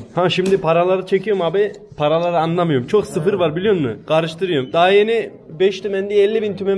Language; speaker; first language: Turkish; native; Turkish